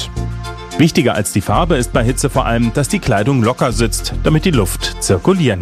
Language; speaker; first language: German; native; German